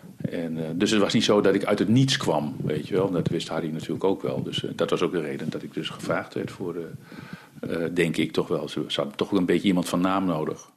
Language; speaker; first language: Dutch; early bilingual, other home language; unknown